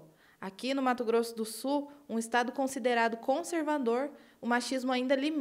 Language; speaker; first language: Portuguese; native; Portuguese